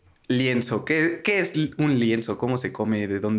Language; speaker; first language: Spanish; native; Spanish